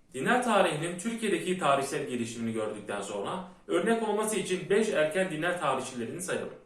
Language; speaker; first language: Turkish; early bilingual, heritage; Turkish